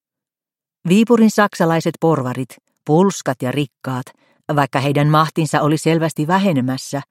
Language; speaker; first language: Finnish; native; Finnish